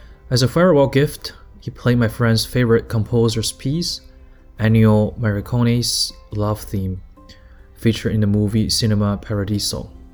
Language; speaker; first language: English; non-native, fluent; Chinese